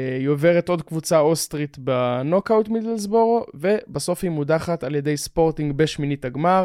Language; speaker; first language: Hebrew; native; Hebrew